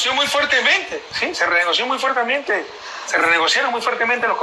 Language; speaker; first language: Spanish; native; Spanish